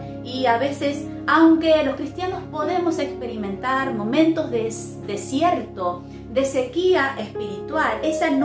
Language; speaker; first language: Spanish; native; Spanish